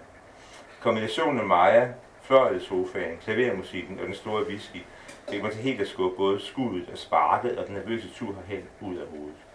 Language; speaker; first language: Danish; native; Danish